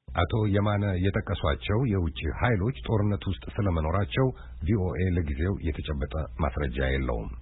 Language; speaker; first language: Amharic; native; Amharic